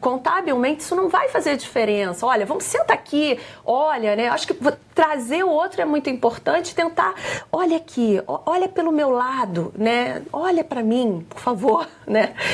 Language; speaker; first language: Portuguese; native; Portuguese